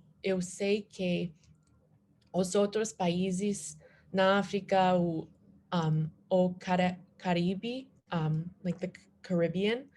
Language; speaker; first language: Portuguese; non-native, learner; English